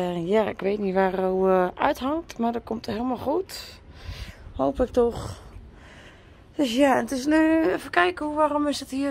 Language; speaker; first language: Dutch; native; Dutch